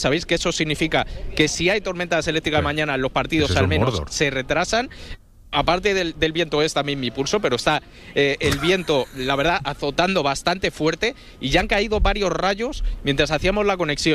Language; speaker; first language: Spanish; native; Spanish